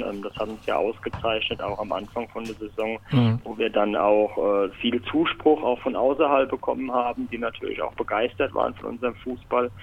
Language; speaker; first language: German; native; German